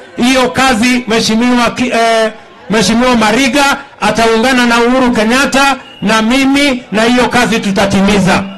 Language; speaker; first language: Swahili; non-native, local second language; Kalenjin